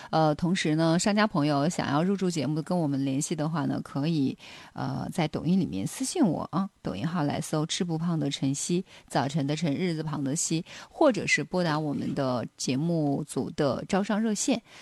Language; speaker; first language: Chinese; native; Chinese